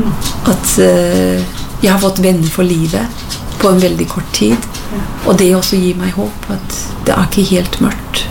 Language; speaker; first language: Norwegian; non-native, fluent; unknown